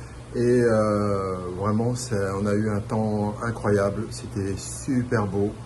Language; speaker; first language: French; native; French